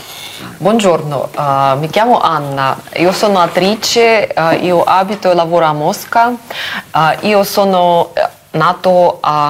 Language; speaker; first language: Italian; non-native, learner; Russian